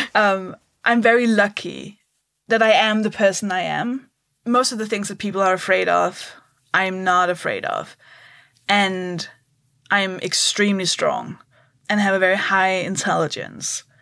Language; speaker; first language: English; non-native, fluent; Danish